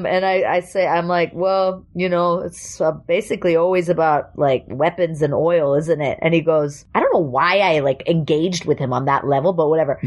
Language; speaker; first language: English; early bilingual, other home language; German